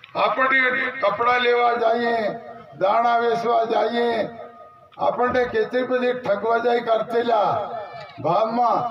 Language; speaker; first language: Gujarati; non-native, local second language; Bhili